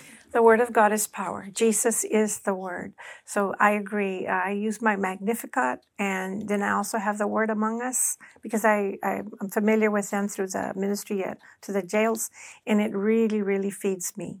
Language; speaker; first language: English; early bilingual, other home language; Spanish